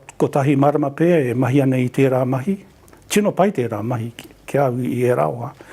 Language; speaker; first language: Māori; native; Māori